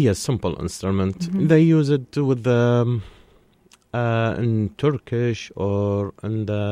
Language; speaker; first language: English; non-native, learner; Arabic